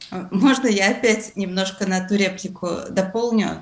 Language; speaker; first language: Russian; native; Russian